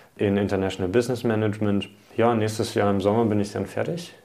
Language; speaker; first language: German; early bilingual, other home language; Hungarian